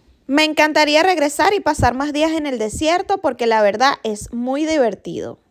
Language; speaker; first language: Spanish; native; Spanish